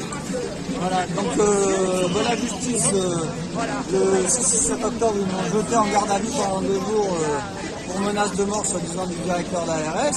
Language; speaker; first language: French; native; French